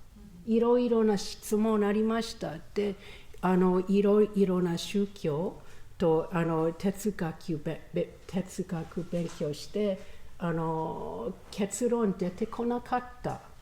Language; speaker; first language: Japanese; non-native, learner; English